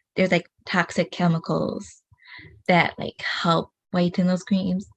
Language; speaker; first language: English; early bilingual, other home language; Hmong